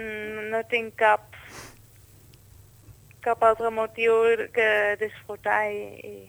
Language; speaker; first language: Catalan; non-native, fluent; Dutch